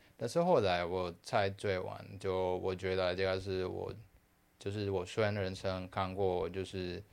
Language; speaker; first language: Chinese; non-native, fluent; Spanish